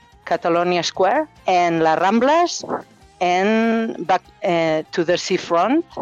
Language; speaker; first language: English; non-native, fluent; Catalan